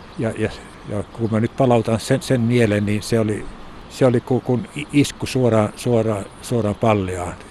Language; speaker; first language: Finnish; non-native, local second language; Swedish